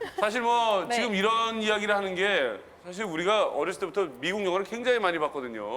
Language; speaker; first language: Korean; native; Korean